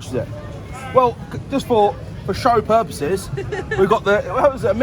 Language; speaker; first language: English; native; English